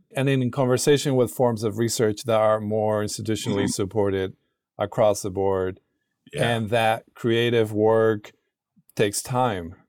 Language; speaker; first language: English; non-native, fluent; Spanish